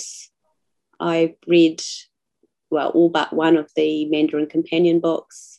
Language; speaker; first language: English; native; English